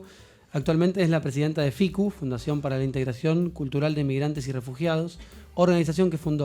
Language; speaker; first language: Spanish; native; Spanish